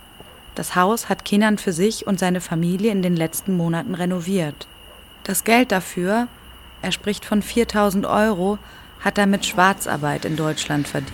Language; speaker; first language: German; native; German